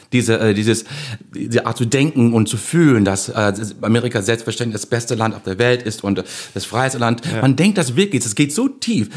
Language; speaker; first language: German; non-native, fluent; English